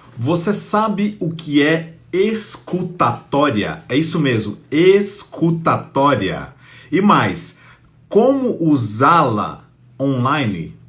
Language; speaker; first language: Portuguese; native; Portuguese